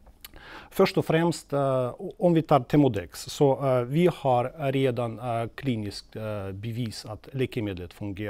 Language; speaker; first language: Swedish; non-native, fluent; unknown